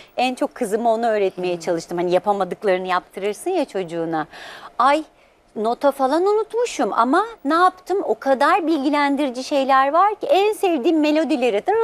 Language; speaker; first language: Turkish; native; Turkish